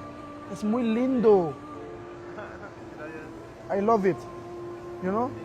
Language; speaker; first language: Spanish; non-native, learner; Haitian Creole